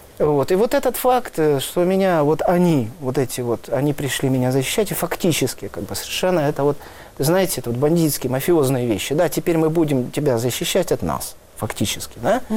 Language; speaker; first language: Russian; native; Russian